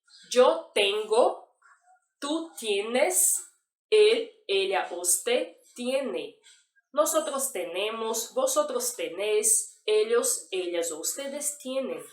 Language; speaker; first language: Spanish; non-native, fluent; Portuguese